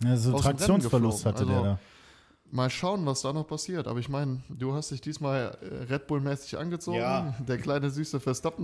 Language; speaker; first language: German; native; German